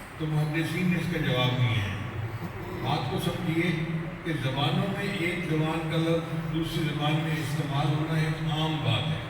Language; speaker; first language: Urdu; non-native, local second language; Punjabi